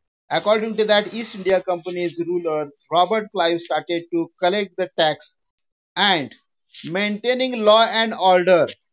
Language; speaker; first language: English; non-native, local second language; Marathi